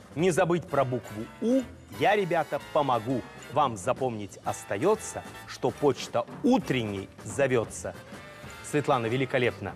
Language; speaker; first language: Russian; native; Russian